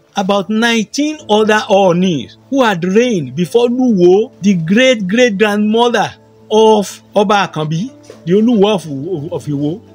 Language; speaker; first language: English; non-native, local second language; Yoruba